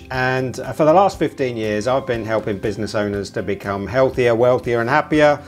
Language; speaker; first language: English; native; English